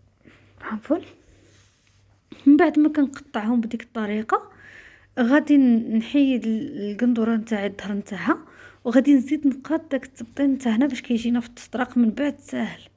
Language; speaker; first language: Arabic; native; Arabic